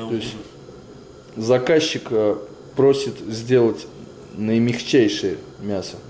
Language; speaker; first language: Russian; native; Russian